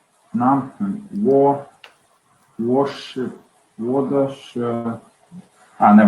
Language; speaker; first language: Chinese; non-native, learner; Swedish